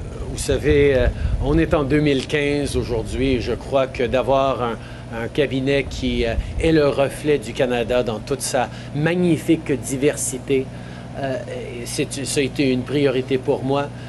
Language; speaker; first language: French; native; French